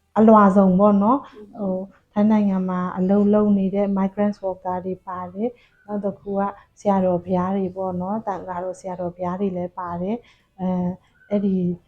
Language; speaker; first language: Burmese; non-native, local second language; Pa'o Karen